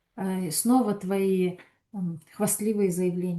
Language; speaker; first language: Russian; native; Russian